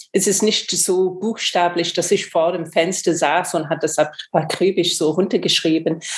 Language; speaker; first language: German; non-native, fluent; English